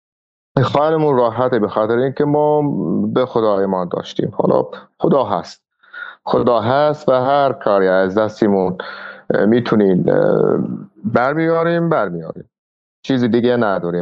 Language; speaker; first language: Persian; non-native, fluent; Arabic